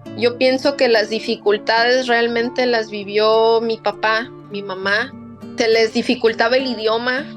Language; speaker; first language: Spanish; early bilingual, heritage; Spanish